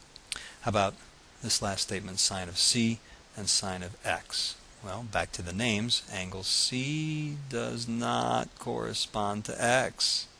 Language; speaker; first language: English; native; English